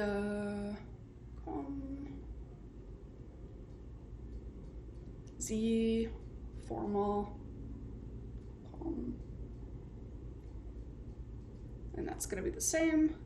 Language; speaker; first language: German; non-native, fluent; English